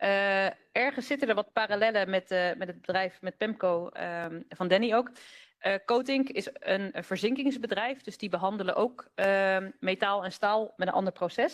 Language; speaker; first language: Dutch; native; Dutch